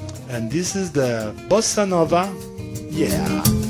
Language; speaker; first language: English; non-native, fluent; Italian